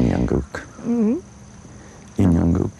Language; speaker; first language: Korean; non-native, learner; English